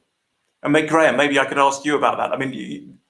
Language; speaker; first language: English; native; English